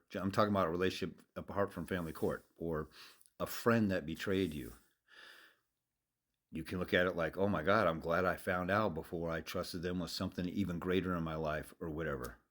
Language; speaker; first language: English; native; English